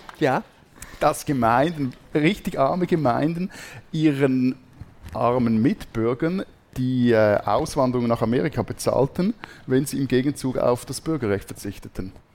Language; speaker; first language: German; native; German